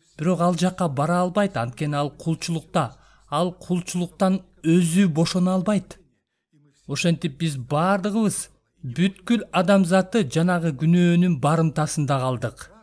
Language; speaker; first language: Kyrgyz; non-native, local second language; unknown